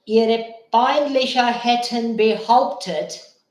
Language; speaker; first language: German; non-native, learner; Bangla